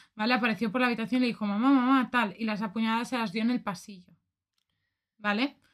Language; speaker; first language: Spanish; native; Spanish